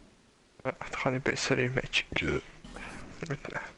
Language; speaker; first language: German; native; German